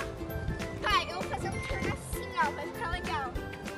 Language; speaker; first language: Portuguese; early bilingual, heritage; Portuguese